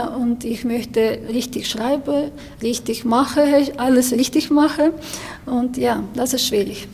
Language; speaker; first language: German; non-native, learner; Ukrainian